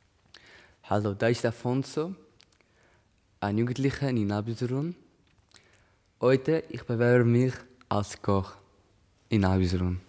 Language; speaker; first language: German; non-native, learner; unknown